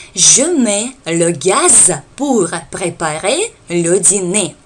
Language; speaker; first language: French; non-native, fluent; Russian